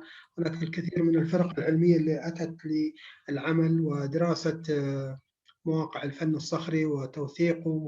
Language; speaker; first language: Arabic; native; Arabic